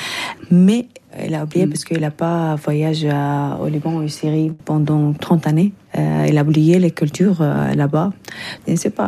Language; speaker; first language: French; non-native, learner; Arabic